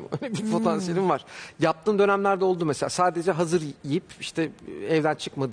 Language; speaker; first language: Turkish; native; Turkish